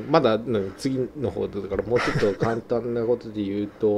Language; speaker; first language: Japanese; native; Japanese